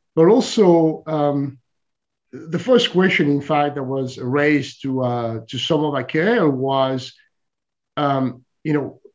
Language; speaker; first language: English; non-native, fluent; French